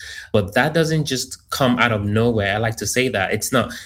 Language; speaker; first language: English; non-native, local second language; Yoruba